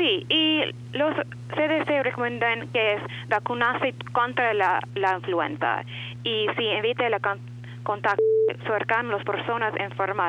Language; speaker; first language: Spanish; non-native, learner; English